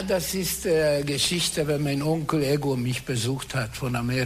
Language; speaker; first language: German; non-native, fluent; Hungarian